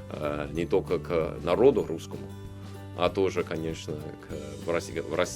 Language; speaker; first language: Russian; non-native, fluent; English